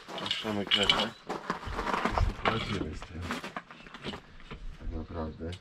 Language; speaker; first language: Polish; native; Polish